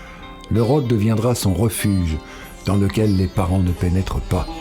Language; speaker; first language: French; native; French